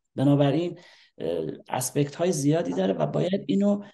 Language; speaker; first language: Persian; native; Persian